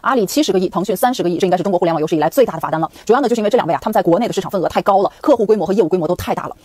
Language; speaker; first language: Chinese; native; Chinese